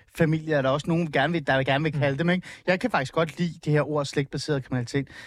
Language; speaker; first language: Danish; native; Danish